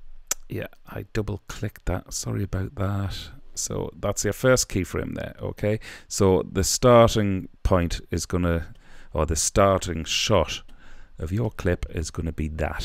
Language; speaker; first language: English; native; English